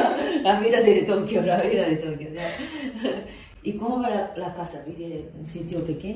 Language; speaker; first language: Spanish; non-native, fluent; Japanese